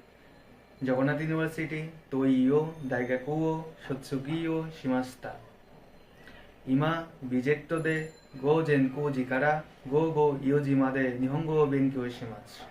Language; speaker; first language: Japanese; non-native, learner; Bangla